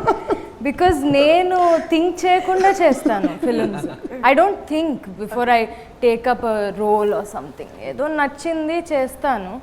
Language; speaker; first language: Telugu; non-native, local second language; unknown